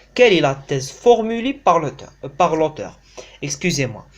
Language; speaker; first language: French; non-native, local second language; Arabic